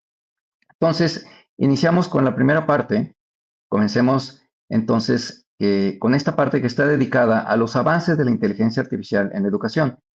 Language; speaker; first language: Spanish; native; Spanish